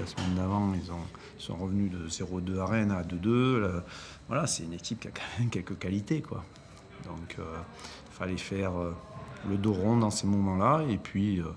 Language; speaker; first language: French; native; French